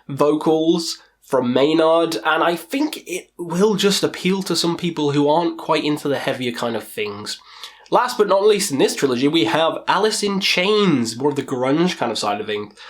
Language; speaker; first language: English; native; English